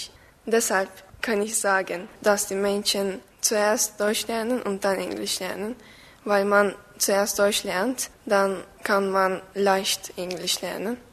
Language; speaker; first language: German; non-native, learner; Turkish